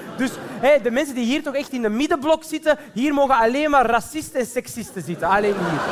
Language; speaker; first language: Dutch; early bilingual, other home language; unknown